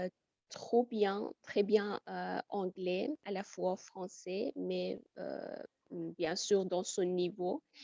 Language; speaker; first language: French; non-native, fluent; Persian